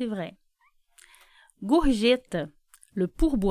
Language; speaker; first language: French; non-native, fluent; Portuguese